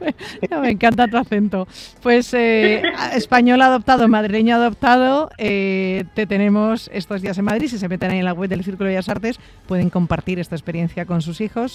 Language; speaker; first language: Spanish; native; Spanish